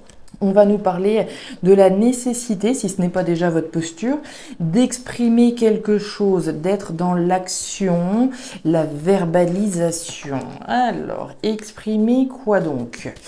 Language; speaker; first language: French; native; French